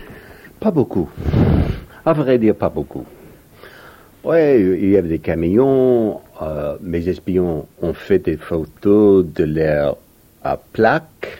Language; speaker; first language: French; non-native, fluent; English